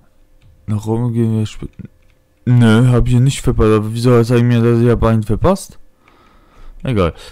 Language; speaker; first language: German; non-native, fluent; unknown